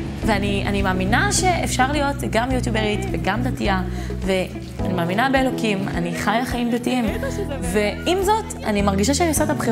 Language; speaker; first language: Hebrew; native; Hebrew